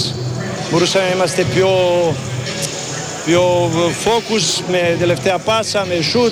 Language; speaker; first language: Greek; non-native, fluent; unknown